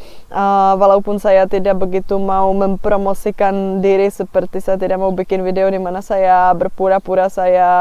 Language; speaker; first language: Indonesian; non-native, fluent; Czech